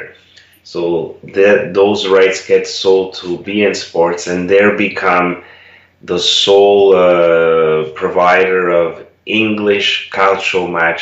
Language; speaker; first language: English; non-native, fluent; Italian